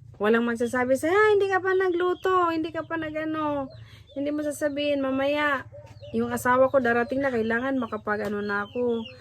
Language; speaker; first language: Filipino; non-native, local second language; Cebuano